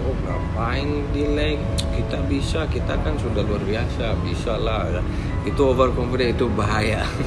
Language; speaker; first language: Indonesian; non-native, fluent; Arabic